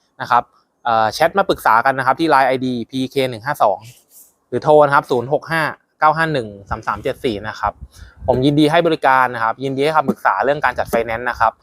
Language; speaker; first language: Thai; native; Thai